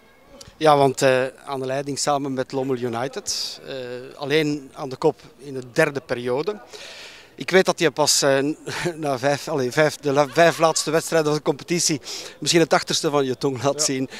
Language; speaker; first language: Dutch; native; Dutch